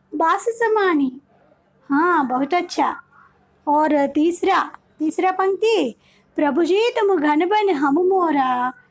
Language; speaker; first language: Hindi; non-native, local second language; Telugu